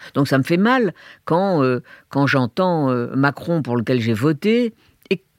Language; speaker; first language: French; native; French